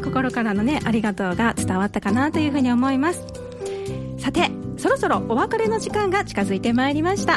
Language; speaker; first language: Japanese; native; Japanese